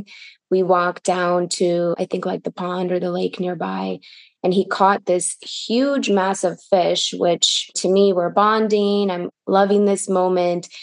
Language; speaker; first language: English; early bilingual, other home language; Russian